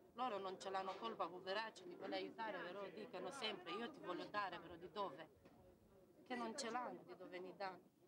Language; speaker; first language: Italian; non-native, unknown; Romanian